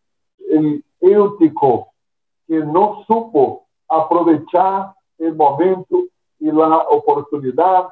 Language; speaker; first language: Spanish; non-native, fluent; Portuguese